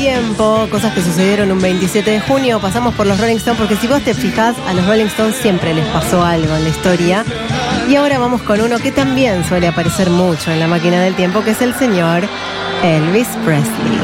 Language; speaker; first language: Spanish; native; Spanish